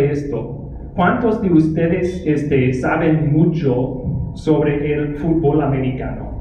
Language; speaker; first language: Spanish; non-native, fluent; English